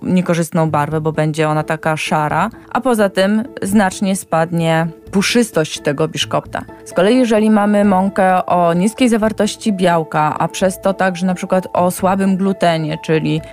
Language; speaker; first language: Polish; native; Polish